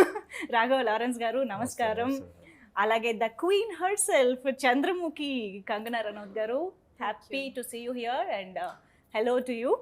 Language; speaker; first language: Telugu; native; Telugu